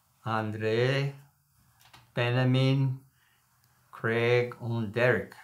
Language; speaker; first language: German; early bilingual, heritage; German